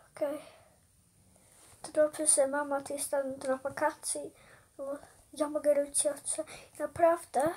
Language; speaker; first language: Polish; early bilingual, heritage; Polish